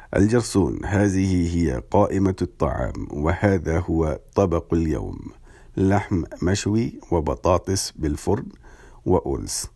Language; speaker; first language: Arabic; non-native, learner; English